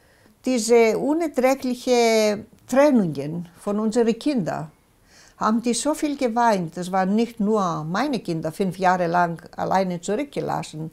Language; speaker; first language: German; non-native, local second language; Greek